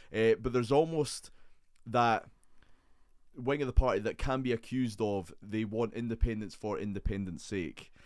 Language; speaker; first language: English; native; English